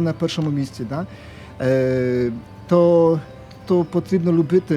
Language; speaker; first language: Polish; non-native, learner; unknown